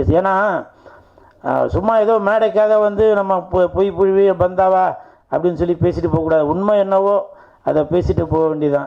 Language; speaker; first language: Tamil; native; Tamil